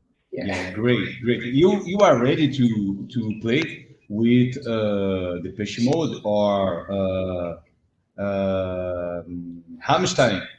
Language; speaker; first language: English; non-native, learner; Portuguese